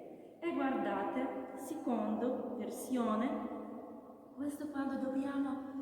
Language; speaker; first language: Italian; non-native, learner; Russian